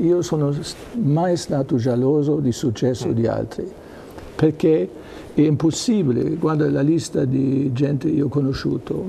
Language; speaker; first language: Italian; non-native, learner; German